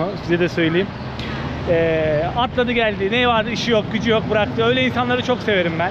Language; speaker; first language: Turkish; native; Turkish